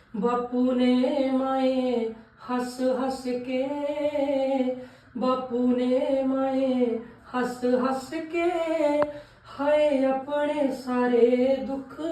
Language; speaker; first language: Punjabi; native; Punjabi